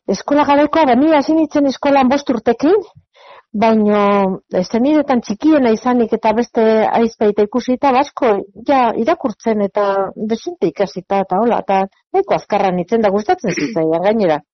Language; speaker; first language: Basque; native; Basque